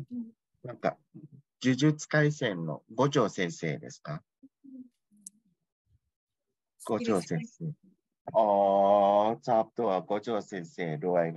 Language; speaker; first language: Japanese; non-native, fluent; Thai